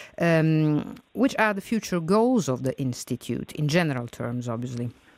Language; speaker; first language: English; non-native, fluent; Italian